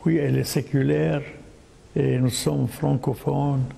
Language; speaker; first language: French; non-native, local second language; Arabic